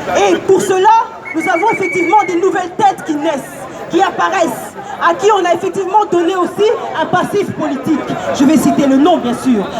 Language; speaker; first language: French; non-native, local second language; Lingala